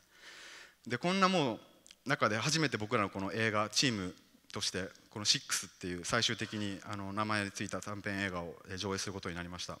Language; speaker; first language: Japanese; native; Japanese